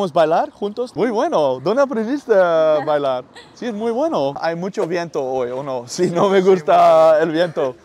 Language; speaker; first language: Spanish; non-native, learner; Dutch